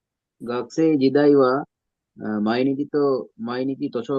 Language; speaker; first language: Japanese; non-native, learner; Sinhala